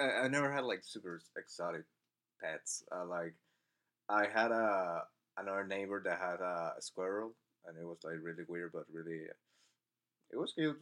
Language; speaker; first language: English; non-native, fluent; Spanish